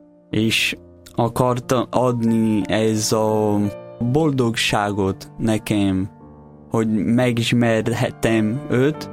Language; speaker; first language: Hungarian; non-native, learner; Portuguese